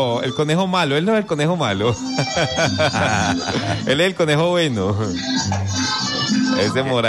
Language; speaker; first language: Spanish; native; Spanish